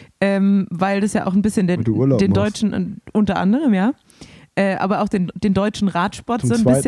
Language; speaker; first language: German; native; German